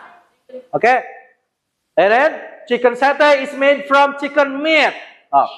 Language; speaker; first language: English; non-native, learner; Indonesian